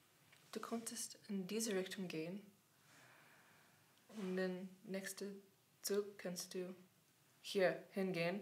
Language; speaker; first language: German; non-native, learner; English